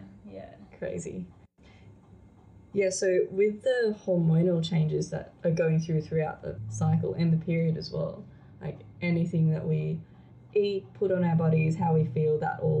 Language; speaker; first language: English; non-native, local second language; Filipino